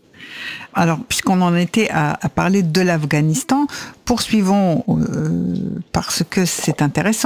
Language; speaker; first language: French; native; French